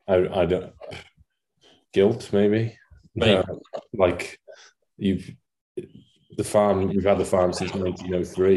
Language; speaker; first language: English; non-native, local second language; Welsh